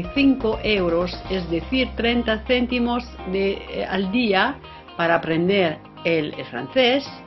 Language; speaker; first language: Spanish; non-native, fluent; Italian